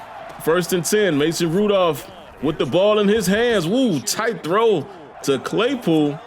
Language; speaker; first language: English; native; English